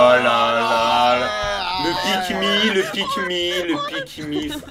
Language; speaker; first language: French; native; French